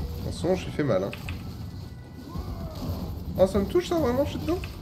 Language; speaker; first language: French; native; French